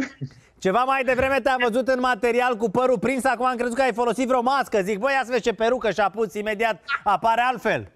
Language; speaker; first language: Romanian; native; Romanian